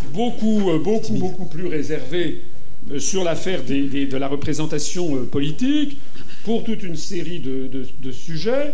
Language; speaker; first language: French; native; French